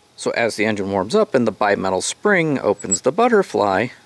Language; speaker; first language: English; native; English